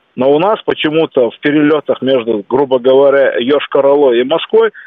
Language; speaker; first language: Russian; non-native, local second language; Kumyk